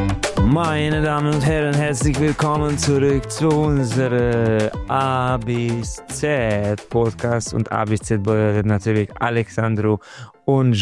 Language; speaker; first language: German; non-native, learner; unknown